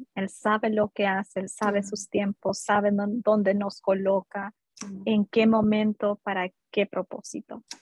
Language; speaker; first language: Spanish; early bilingual, heritage; Spanish